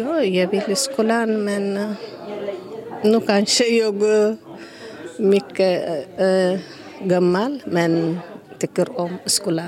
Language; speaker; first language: Swedish; non-native, learner; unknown